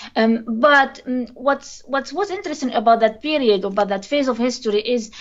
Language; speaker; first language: English; non-native, fluent; Arabic